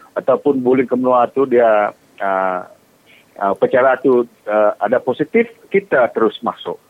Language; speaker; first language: Malay; non-native, local second language; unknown